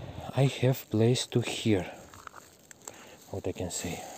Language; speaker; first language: English; non-native, learner; Russian